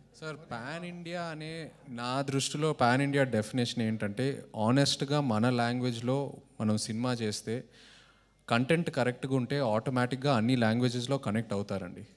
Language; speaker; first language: Telugu; native; Telugu